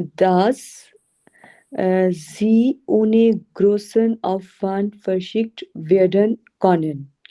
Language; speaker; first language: German; non-native, learner; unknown